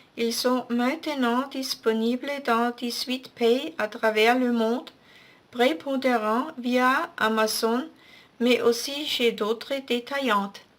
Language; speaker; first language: French; non-native, fluent; German